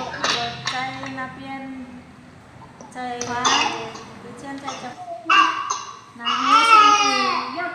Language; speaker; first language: Chinese; non-native, learner; Indonesian